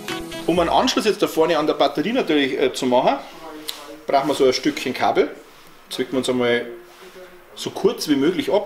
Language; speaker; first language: German; native; German